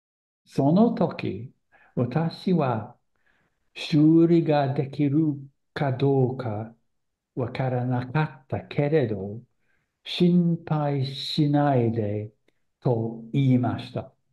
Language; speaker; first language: Japanese; non-native, learner; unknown